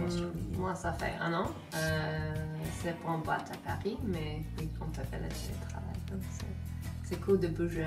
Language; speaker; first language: French; non-native, fluent; English